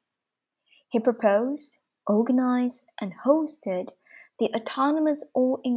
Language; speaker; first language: English; non-native, fluent; Chinese